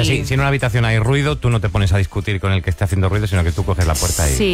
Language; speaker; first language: Spanish; native; Spanish